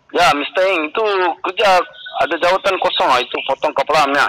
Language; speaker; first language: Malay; non-native, local second language; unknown